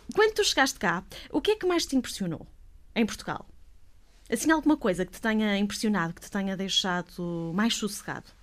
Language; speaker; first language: Portuguese; native; Portuguese